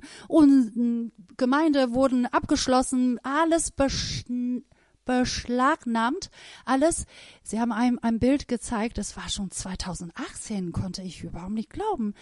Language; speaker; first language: German; non-native, fluent; Persian